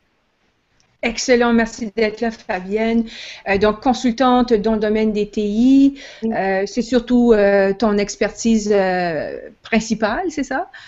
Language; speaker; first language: French; native; French